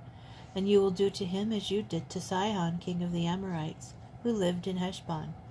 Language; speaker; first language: English; native; English